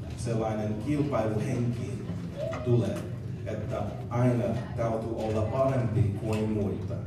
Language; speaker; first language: Finnish; non-native, learner; English